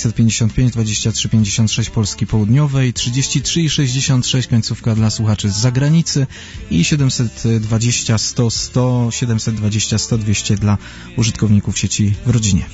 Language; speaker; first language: Polish; native; Polish